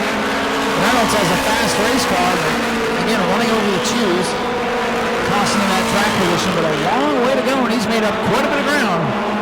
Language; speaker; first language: English; native; English